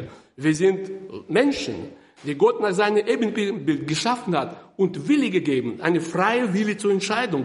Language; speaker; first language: German; non-native, fluent; Russian